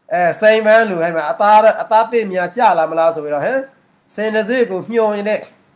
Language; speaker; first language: Burmese; non-native, local second language; Mon